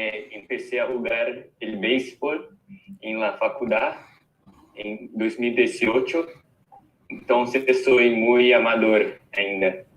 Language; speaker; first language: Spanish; non-native, fluent; Portuguese